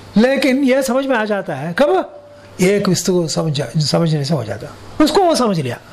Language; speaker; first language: Hindi; non-native, local second language; Kannada